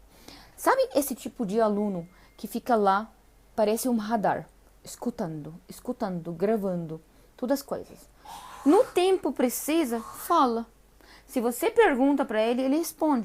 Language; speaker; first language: Portuguese; non-native, fluent; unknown